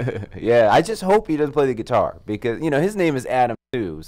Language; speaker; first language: English; native; English